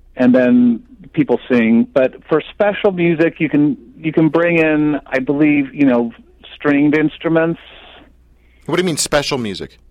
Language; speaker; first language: English; native; English